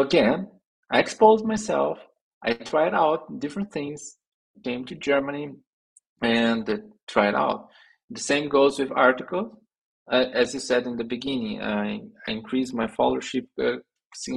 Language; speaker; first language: English; non-native, fluent; Portuguese